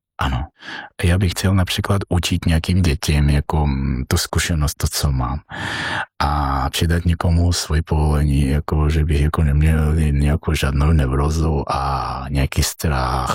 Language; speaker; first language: Czech; non-native, learner; Georgian